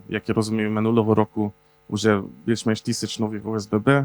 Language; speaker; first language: Ukrainian; non-native, fluent; Hungarian